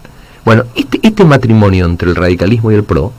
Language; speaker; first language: Spanish; native; Spanish